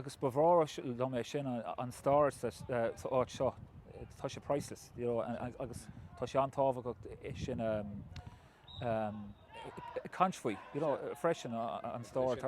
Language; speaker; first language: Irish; non-native, local second language; English